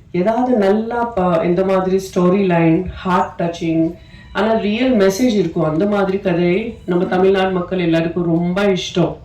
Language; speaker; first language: Tamil; non-native, fluent; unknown